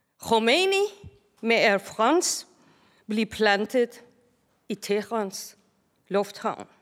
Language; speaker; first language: Danish; non-native, fluent; Persian